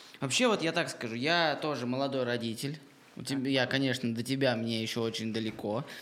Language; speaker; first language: Russian; native; Russian